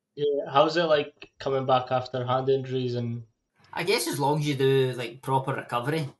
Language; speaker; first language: English; native; English